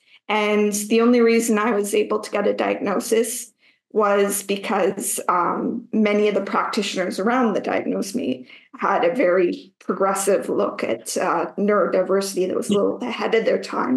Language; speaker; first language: English; native; English